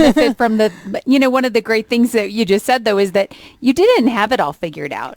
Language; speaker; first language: English; native; English